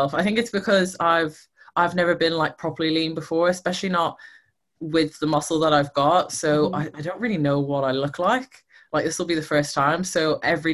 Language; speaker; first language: English; native; English